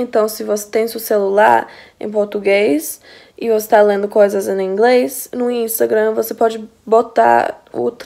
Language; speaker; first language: Portuguese; non-native, fluent; English